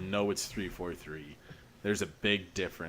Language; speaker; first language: English; native; English